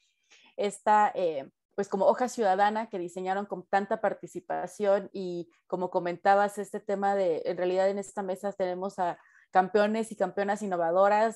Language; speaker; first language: Spanish; native; Spanish